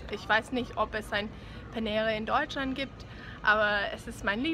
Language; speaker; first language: German; non-native, learner; English